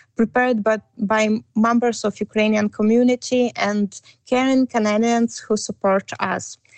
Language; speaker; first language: English; non-native, learner; Ukrainian